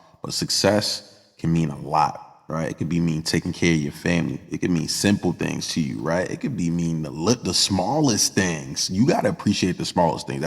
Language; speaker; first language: English; native; English